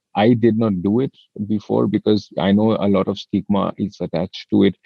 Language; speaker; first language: English; non-native, local second language; Hindi